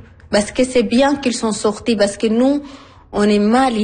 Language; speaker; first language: French; non-native, learner; Arabic